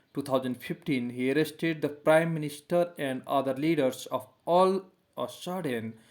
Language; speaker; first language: English; non-native, local second language; Nepali